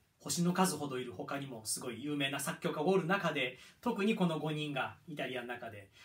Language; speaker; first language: Japanese; native; Japanese